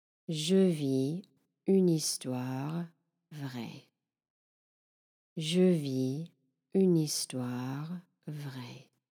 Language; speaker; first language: French; non-native, fluent; English